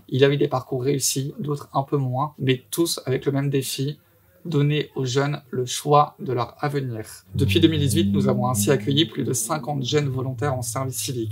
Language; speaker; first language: French; native; French